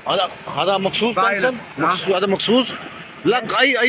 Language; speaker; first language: Arabic; non-native, learner; Urdu